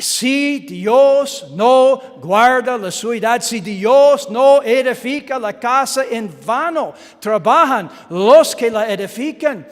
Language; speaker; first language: Spanish; non-native, learner; English